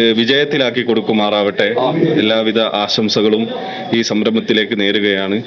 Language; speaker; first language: Malayalam; native; Malayalam